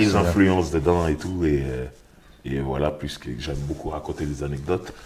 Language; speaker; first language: French; native; French